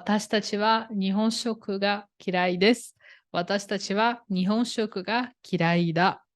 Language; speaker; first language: Japanese; non-native, fluent; Portuguese